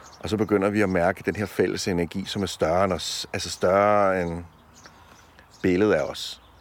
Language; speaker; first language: Danish; early bilingual, other home language; Polish